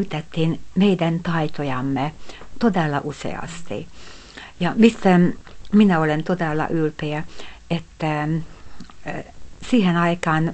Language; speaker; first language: Finnish; non-native, fluent; Hungarian